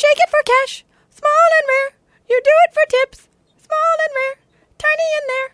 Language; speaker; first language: English; native; English